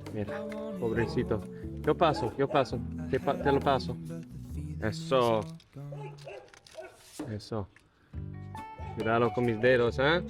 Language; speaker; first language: Spanish; non-native, learner; English